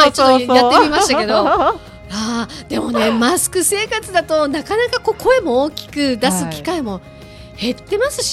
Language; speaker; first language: Japanese; native; Japanese